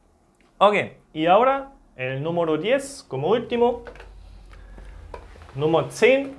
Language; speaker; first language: Spanish; non-native, fluent; German